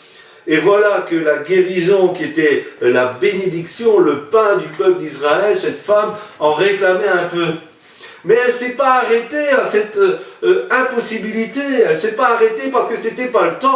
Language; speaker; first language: French; native; French